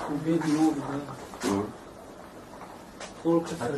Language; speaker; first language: Russian; non-native, learner; Tajik